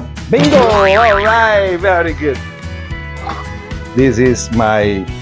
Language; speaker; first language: English; non-native, fluent; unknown